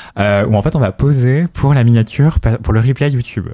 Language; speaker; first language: French; native; French